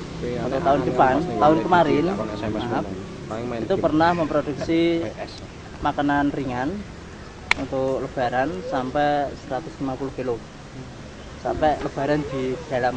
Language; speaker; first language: Indonesian; non-native, local second language; Javanese